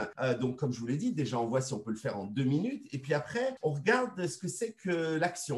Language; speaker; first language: French; native; French